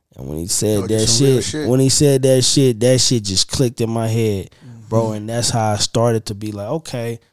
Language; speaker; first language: English; native; English